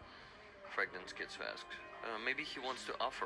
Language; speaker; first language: English; non-native, fluent; Ukrainian